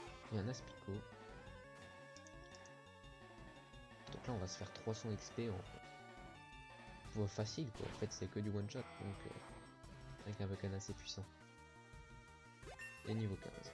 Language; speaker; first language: French; native; French